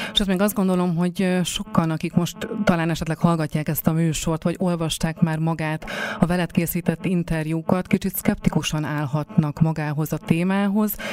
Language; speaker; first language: Hungarian; native; Hungarian